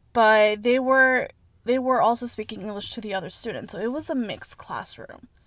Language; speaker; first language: English; early bilingual, other home language; Spanish